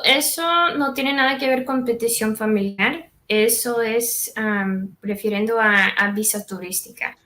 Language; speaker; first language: Spanish; non-native, fluent; English